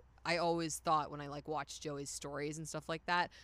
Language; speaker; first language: English; native; English